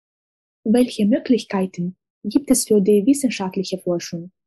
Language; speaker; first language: German; non-native, fluent; Russian